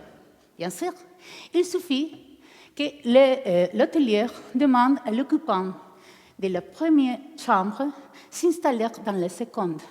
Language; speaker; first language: French; non-native, learner; Spanish